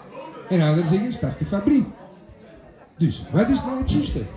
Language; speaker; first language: Dutch; native; Dutch